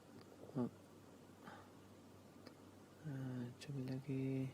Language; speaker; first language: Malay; non-native, learner; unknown